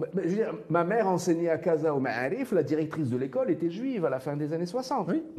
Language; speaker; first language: French; non-native, local second language; Arabic